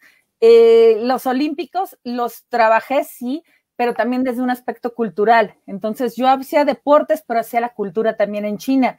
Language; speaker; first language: Spanish; native; Spanish